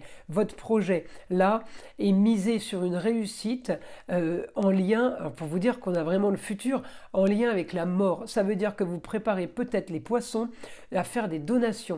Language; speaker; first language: French; native; French